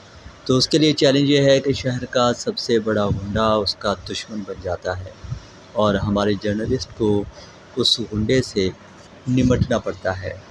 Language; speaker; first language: Urdu; native; Urdu